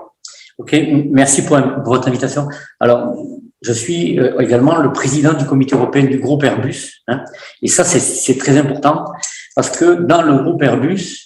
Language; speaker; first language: French; native; French